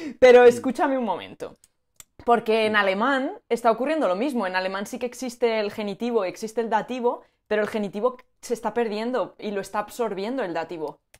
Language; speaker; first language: Spanish; native; Spanish